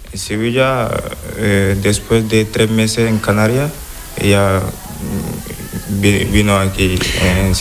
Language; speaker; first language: Spanish; non-native, learner; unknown